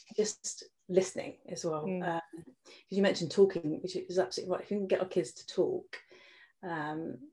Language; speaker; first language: English; native; English